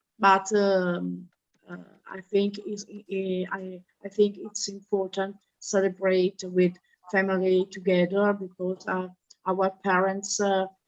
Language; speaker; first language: English; non-native, learner; Italian